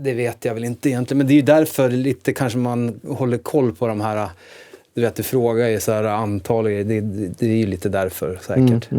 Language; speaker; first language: Swedish; native; Swedish